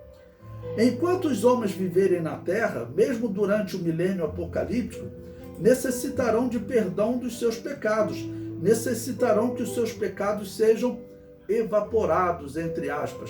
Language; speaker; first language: Portuguese; native; Portuguese